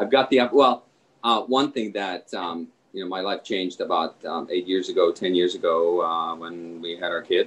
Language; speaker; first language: English; non-native, fluent; Czech